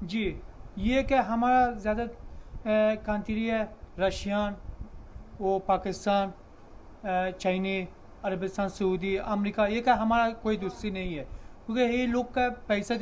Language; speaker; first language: Hindi; non-native, learner; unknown